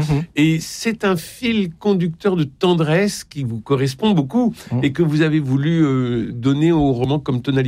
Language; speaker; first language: French; native; French